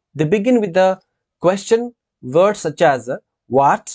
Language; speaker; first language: English; non-native, local second language; Telugu